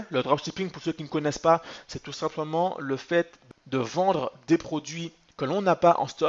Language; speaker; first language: French; native; French